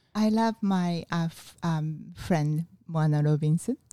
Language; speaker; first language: English; non-native, learner; Japanese